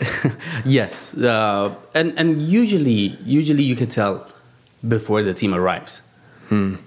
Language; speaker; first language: English; non-native, fluent; Amharic